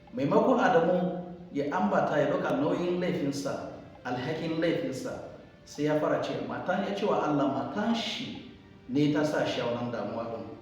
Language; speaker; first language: Hausa; non-native, local second language; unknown